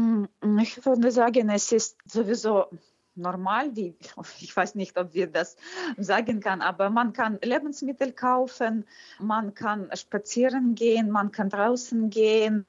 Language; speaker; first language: German; non-native, fluent; Ukrainian